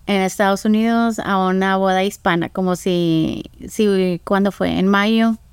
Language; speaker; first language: Spanish; early bilingual, heritage; Spanish